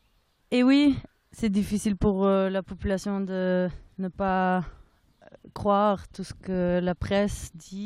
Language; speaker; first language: French; non-native, fluent; German